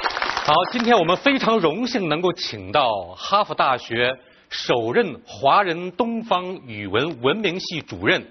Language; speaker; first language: Chinese; native; Chinese